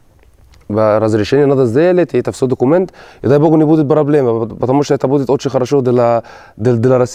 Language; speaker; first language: Russian; non-native, learner; Arabic